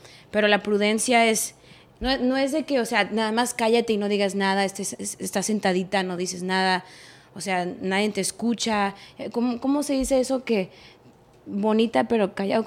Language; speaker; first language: Spanish; native; Spanish